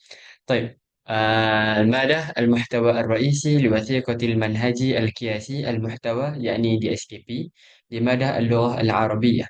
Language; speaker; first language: Arabic; non-native, learner; Malay